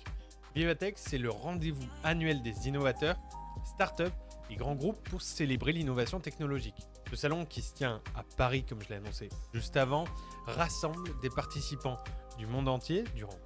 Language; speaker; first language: French; native; French